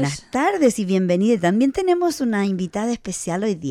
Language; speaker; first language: Spanish; native; Spanish